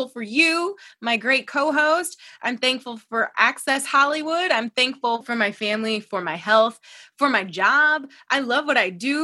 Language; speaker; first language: English; native; English